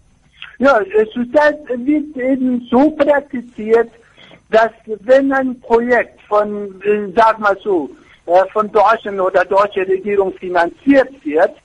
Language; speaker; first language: German; non-native, fluent; Persian